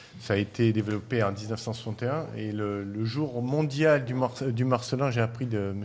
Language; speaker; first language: French; native; French